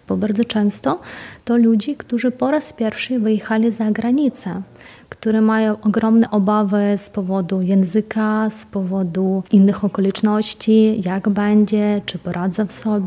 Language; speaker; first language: Polish; non-native, fluent; Ukrainian